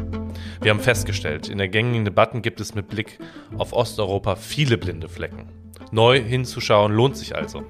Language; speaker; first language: German; native; German